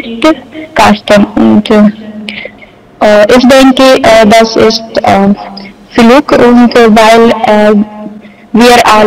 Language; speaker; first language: German; non-native, learner; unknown